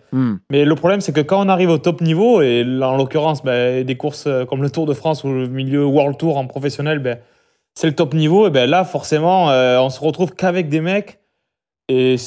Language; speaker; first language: French; native; French